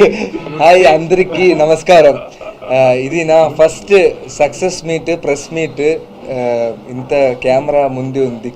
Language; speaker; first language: Telugu; non-native, learner; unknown